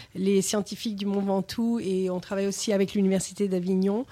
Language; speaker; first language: French; non-native, fluent; English